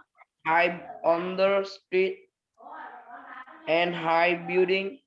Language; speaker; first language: English; non-native, learner; Vietnamese